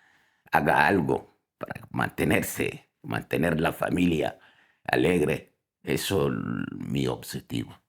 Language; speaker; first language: Spanish; non-native, fluent; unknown